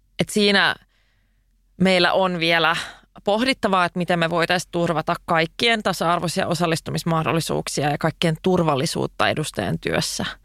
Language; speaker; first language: Finnish; non-native, local second language; Swedish